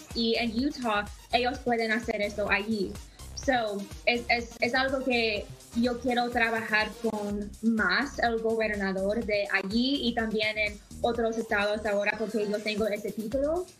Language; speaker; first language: Spanish; early bilingual, other home language; English